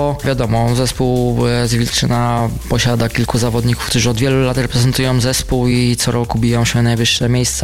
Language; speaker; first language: Polish; native; Polish